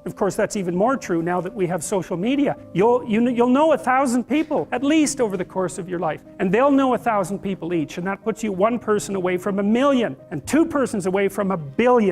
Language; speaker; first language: English; native; English